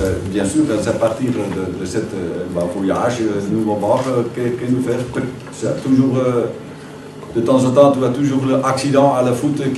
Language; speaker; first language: French; non-native, learner; Dutch